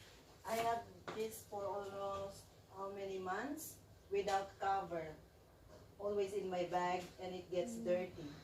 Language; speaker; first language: English; non-native, local second language; Filipino